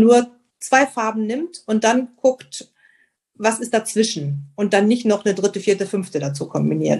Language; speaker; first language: German; native; German